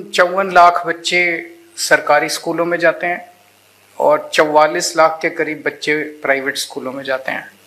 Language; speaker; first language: Hindi; native; Hindi